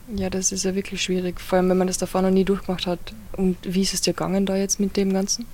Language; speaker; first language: German; native; German